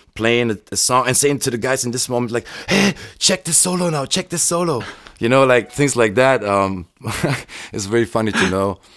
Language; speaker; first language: English; non-native, fluent; German